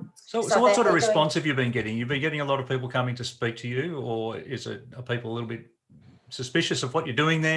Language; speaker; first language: English; native; English